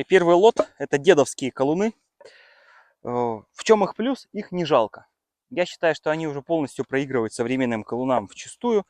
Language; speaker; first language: Russian; native; Russian